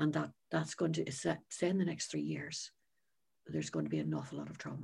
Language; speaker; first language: English; native; English